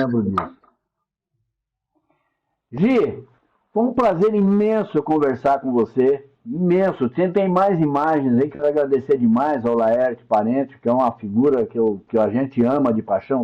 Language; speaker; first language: Portuguese; native; Portuguese